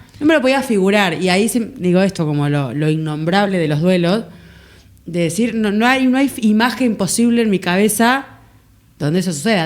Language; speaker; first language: Spanish; native; Spanish